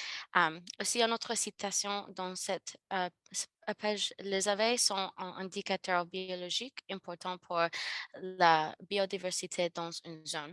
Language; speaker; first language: French; non-native, learner; English